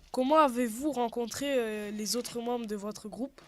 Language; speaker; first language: French; native; French